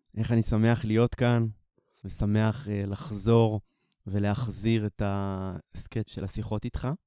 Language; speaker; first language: Hebrew; native; Hebrew